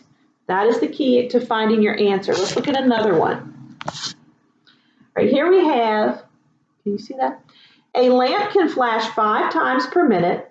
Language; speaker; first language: English; native; English